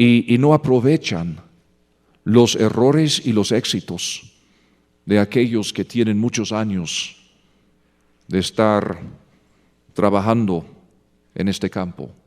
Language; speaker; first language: Spanish; non-native, fluent; English